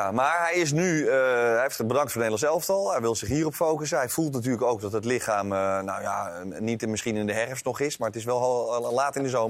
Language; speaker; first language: Dutch; native; Dutch